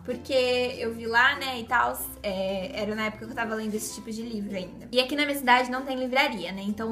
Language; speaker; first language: Portuguese; native; Portuguese